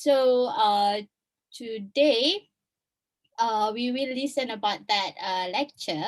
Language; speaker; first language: English; non-native, local second language; Malay